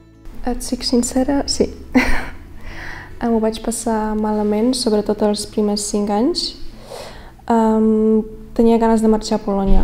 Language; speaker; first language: Catalan; early bilingual, other home language; Polish